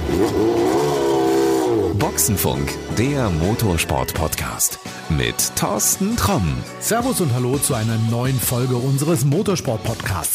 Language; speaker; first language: German; native; German